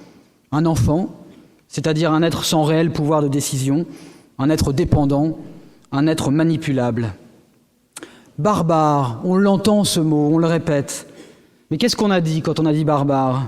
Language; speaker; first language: French; native; French